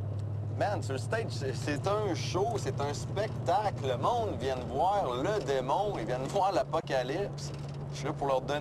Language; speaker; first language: French; native; French